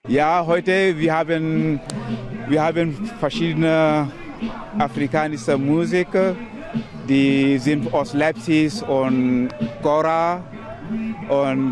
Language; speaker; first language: German; non-native, learner; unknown